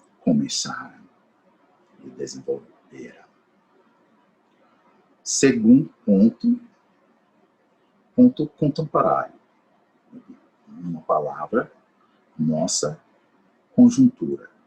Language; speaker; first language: Portuguese; non-native, fluent; English